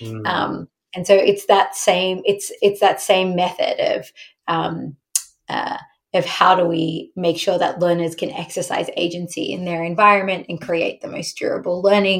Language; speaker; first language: English; native; English